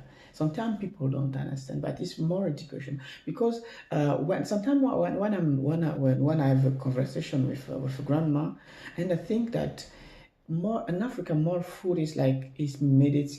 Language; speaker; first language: English; non-native, learner; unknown